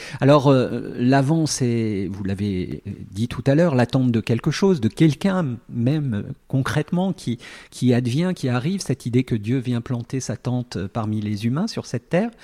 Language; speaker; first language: French; native; French